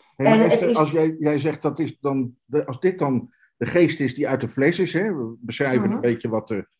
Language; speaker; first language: Dutch; native; Dutch